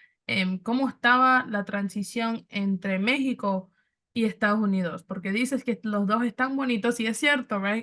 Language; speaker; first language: Spanish; early bilingual, other home language; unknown